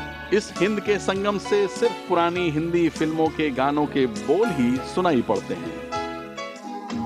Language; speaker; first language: Hindi; native; Hindi